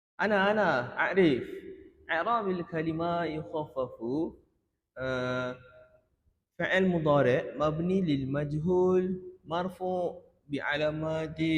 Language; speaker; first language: Arabic; non-native, learner; Indonesian